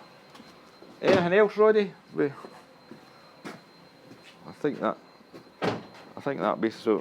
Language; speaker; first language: English; native; English